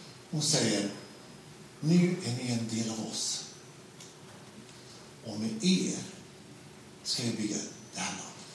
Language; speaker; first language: Swedish; non-native, fluent; Bosnian